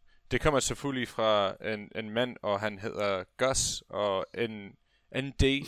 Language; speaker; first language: Danish; non-native, learner; English